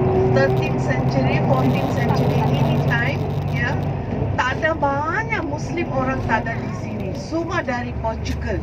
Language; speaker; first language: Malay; non-native, local second language; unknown